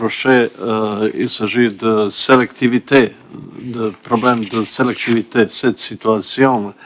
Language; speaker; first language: French; non-native, learner; Bosnian